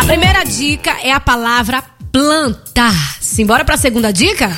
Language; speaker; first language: Portuguese; native; Portuguese